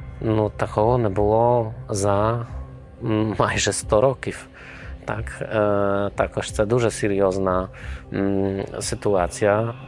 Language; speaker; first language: Ukrainian; non-native, fluent; Polish